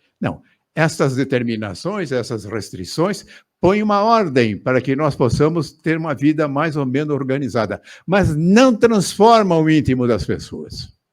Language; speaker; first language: Portuguese; native; Portuguese